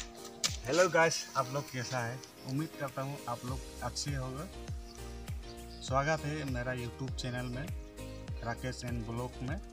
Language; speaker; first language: Hindi; non-native, local second language; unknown